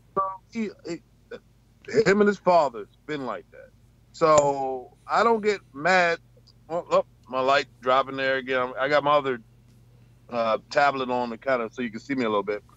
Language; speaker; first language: English; native; English